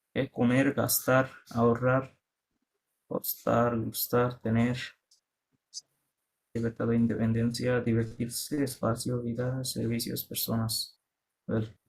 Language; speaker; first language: Spanish; non-native, fluent; Bangla